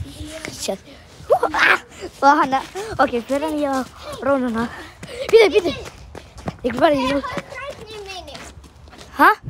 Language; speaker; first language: Icelandic; early bilingual, other home language; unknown